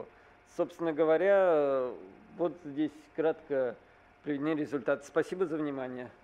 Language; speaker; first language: Russian; native; Russian